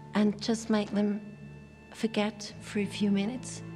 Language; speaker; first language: English; non-native, fluent; German